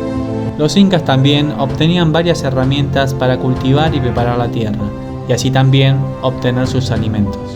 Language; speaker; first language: Spanish; native; Spanish